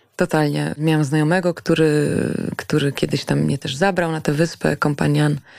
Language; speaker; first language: Polish; early bilingual, other home language; German